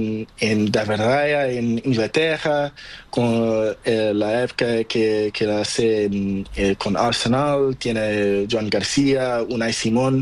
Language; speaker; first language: Spanish; non-native, learner; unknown